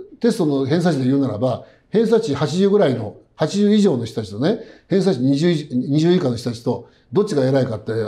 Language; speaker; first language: Japanese; native; Japanese